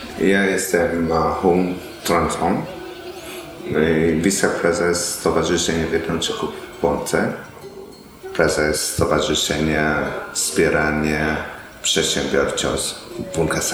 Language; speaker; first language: Polish; non-native, learner; Vietnamese